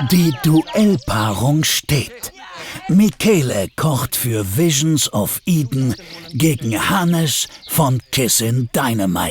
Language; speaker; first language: German; native; German